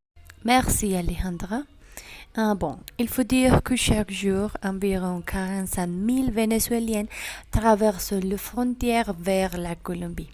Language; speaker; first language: French; non-native, learner; Spanish